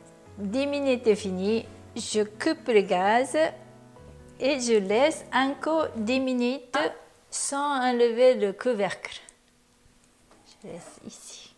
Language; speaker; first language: French; non-native, learner; Japanese